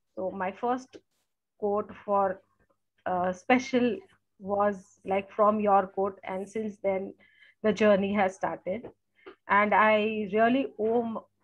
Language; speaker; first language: English; non-native, local second language; Gujarati